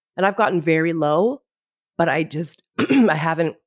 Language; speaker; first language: English; native; English